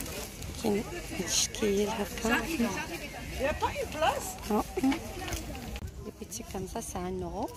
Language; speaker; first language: French; non-native, fluent; Arabic